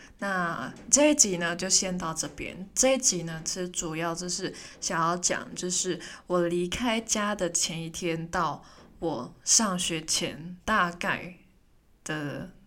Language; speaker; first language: Chinese; non-native, local second language; Cantonese